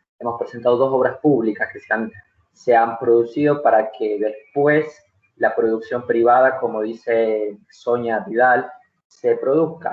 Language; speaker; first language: Spanish; native; Spanish